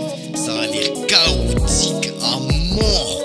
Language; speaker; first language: French; native; French